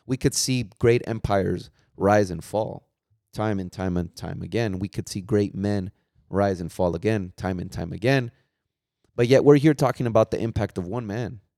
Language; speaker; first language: English; early bilingual, other home language; Spanish